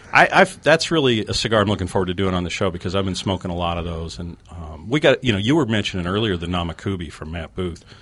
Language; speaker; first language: English; native; English